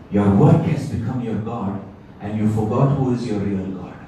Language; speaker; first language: English; non-native, local second language; Telugu